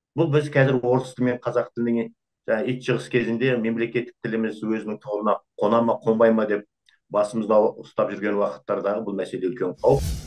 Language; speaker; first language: Kazakh; native; Kazakh